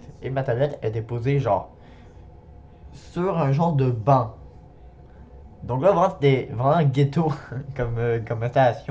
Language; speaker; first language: French; native; French